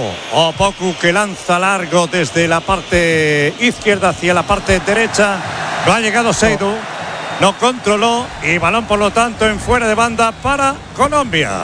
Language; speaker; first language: Spanish; native; Spanish